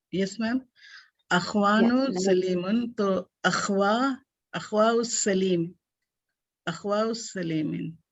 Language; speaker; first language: Arabic; non-native, learner; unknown